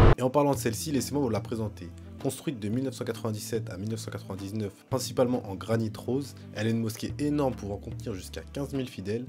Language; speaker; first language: French; native; French